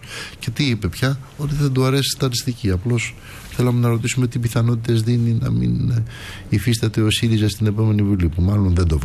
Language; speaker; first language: Greek; native; Greek